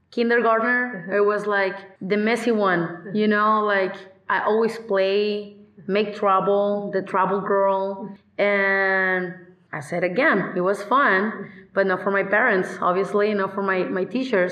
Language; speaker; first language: English; non-native, learner; Spanish